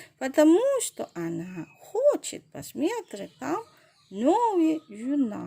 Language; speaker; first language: Russian; non-native, fluent; Indonesian